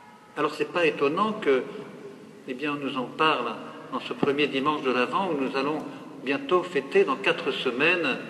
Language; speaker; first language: French; native; French